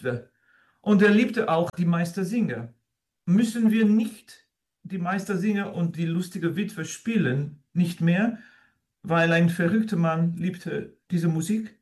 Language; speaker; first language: German; non-native, fluent; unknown